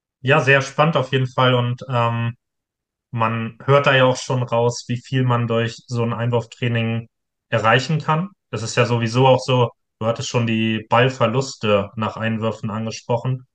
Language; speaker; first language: German; native; German